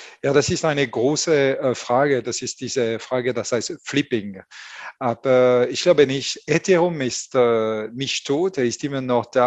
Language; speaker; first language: German; non-native, fluent; French